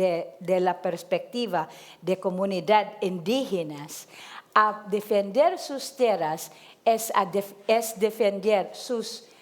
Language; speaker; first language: Spanish; non-native, learner; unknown